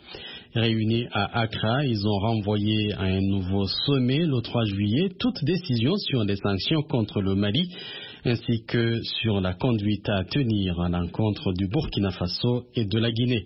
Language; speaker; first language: French; non-native, local second language; Rundi